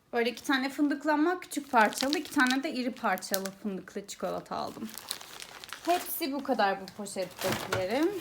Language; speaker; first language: Turkish; early bilingual, heritage; Turkish